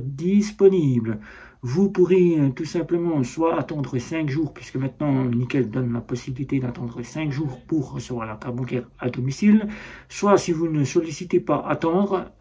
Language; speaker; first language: French; native; French